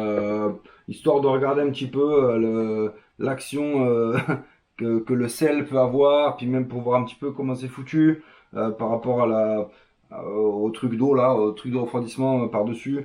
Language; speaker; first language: French; native; French